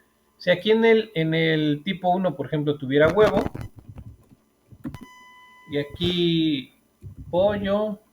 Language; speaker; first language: Spanish; native; Spanish